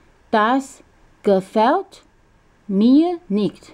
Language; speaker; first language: German; non-native, learner; Japanese